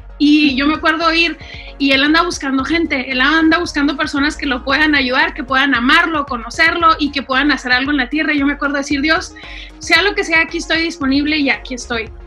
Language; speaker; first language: Spanish; native; Spanish